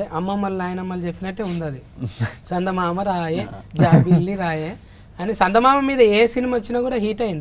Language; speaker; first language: Telugu; native; Telugu